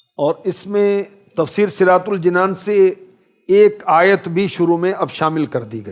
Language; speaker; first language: Urdu; native; Urdu